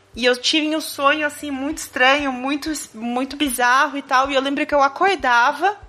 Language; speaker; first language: Portuguese; native; Portuguese